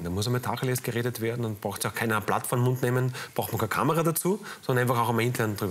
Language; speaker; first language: German; native; German